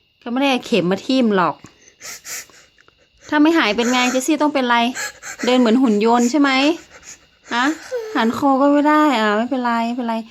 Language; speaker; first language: Thai; native; Thai